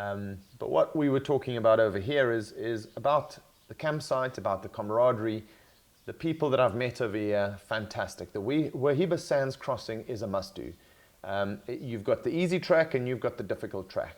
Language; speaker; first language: English; native; English